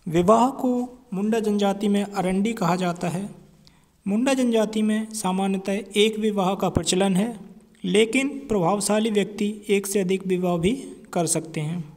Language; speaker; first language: Hindi; native; Hindi